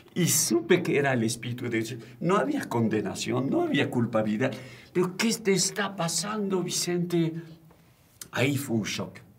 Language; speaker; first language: Spanish; non-native, fluent; French